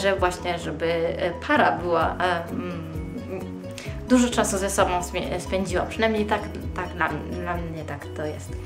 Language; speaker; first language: Polish; early bilingual, heritage; Polish